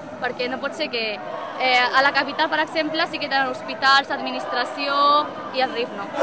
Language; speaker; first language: Catalan; early bilingual, other home language; Riffian